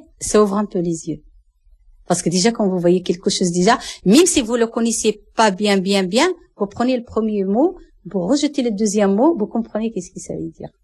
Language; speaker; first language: French; non-native, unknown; Arabic